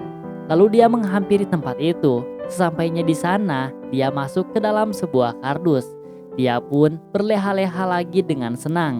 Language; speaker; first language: Indonesian; native; Indonesian